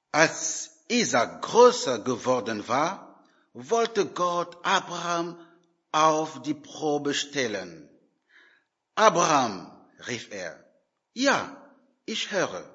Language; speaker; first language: German; non-native, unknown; French